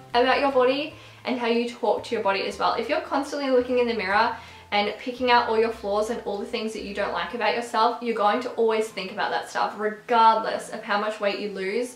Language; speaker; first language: English; native; English